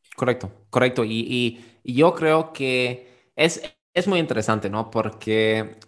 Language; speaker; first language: Spanish; non-native, fluent; German